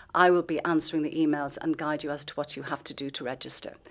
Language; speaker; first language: English; native; English